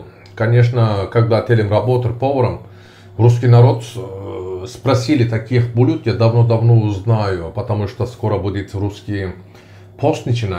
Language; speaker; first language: Russian; non-native, learner; Turkish